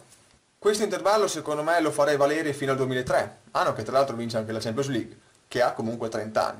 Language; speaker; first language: Italian; native; Italian